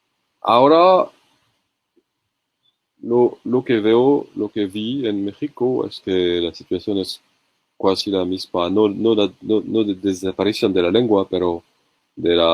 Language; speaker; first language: Spanish; non-native, learner; French